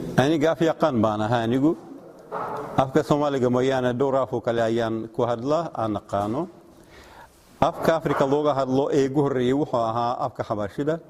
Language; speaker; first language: Somali; non-native, fluent; Russian